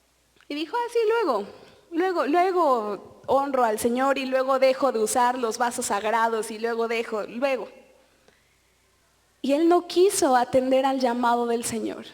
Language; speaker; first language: Spanish; native; Spanish